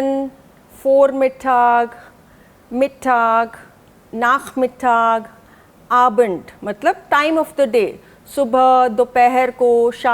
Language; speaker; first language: German; non-native, fluent; Hindi